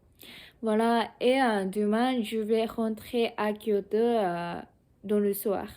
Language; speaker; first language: French; non-native, learner; Japanese